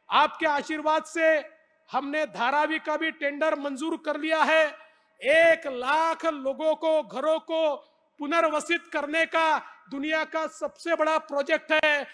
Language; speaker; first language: Hindi; non-native, local second language; Marathi